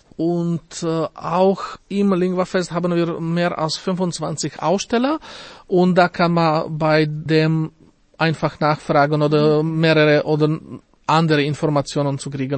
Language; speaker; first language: German; non-native, fluent; Slovak